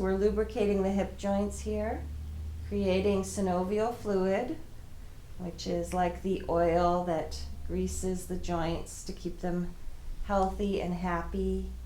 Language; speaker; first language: English; native; English